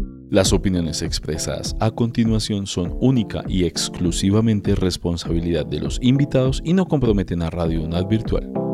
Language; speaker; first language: Spanish; native; Spanish